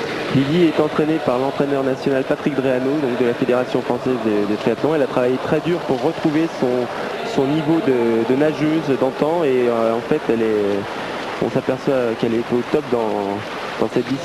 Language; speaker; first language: French; native; French